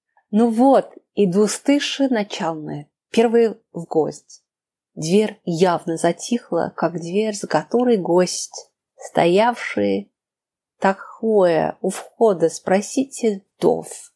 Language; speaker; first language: Russian; non-native, fluent; English